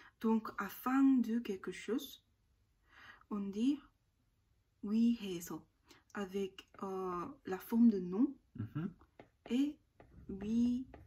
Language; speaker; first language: French; non-native, learner; Korean